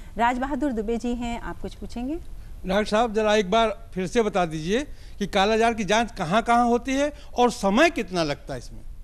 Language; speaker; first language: Hindi; native; Hindi